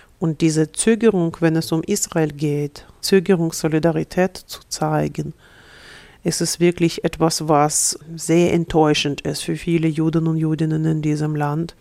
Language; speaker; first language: German; non-native, fluent; Russian